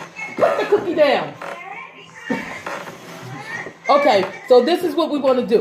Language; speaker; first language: English; native; English